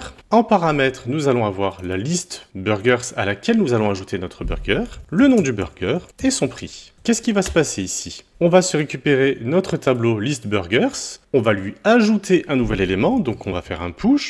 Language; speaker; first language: French; native; French